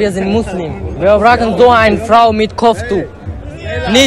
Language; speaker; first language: German; native; German